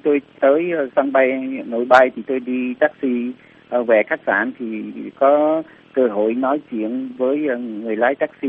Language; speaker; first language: Vietnamese; early bilingual, heritage; Vietnamese